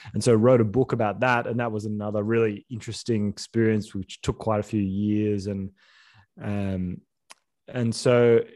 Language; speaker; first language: English; native; English